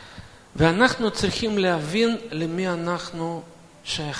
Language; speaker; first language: Hebrew; non-native, fluent; Russian